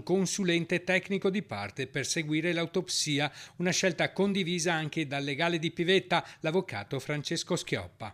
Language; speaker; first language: Italian; native; Italian